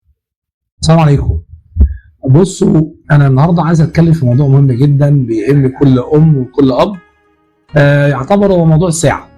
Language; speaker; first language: Arabic; native; Arabic